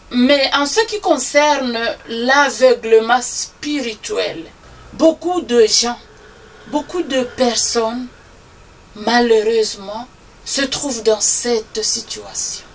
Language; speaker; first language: French; non-native, local second language; Swahili